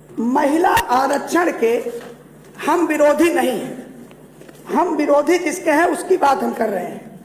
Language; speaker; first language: Hindi; native; Hindi